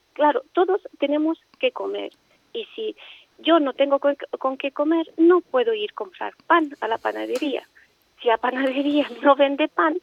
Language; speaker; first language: Spanish; non-native, fluent; Romanian